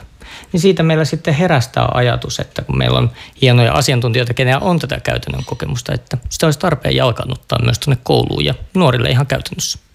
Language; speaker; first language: Finnish; native; Finnish